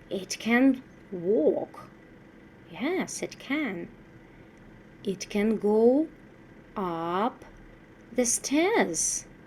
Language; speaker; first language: English; non-native, fluent; Russian